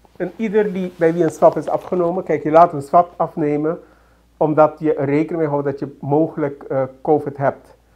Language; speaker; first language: Dutch; native; Dutch